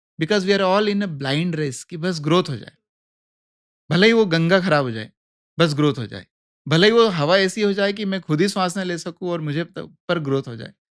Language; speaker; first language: Hindi; native; Hindi